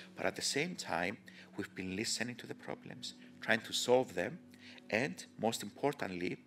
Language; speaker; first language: English; non-native, fluent; Greek